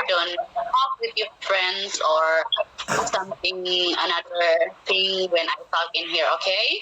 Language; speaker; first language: English; non-native, learner; Indonesian